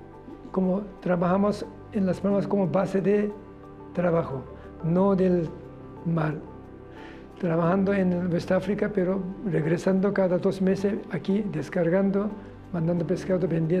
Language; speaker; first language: Spanish; non-native, learner; Korean